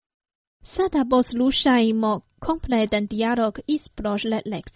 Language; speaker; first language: Croatian; non-native, fluent; Chinese